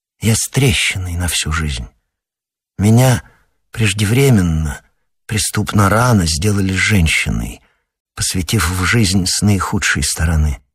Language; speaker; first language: Russian; native; Russian